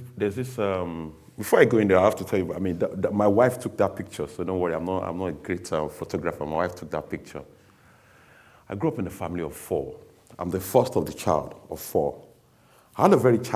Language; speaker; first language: English; non-native, local second language; Yoruba